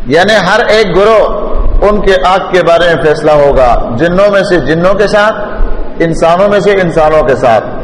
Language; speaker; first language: Urdu; non-native, local second language; Pashto